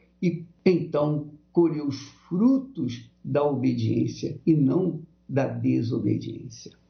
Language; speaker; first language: Portuguese; native; Portuguese